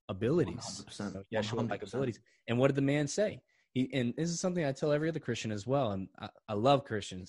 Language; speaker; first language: English; native; English